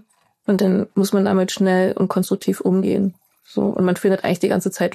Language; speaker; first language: German; native; German